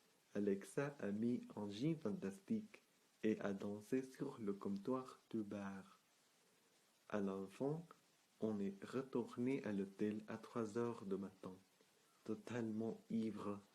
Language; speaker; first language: French; non-native, learner; Spanish